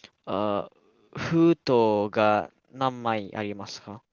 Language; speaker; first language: Japanese; non-native, learner; Malay